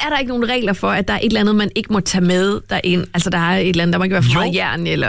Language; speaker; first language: Danish; native; Danish